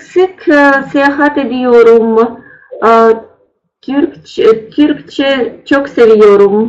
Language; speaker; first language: Turkish; non-native, learner; Russian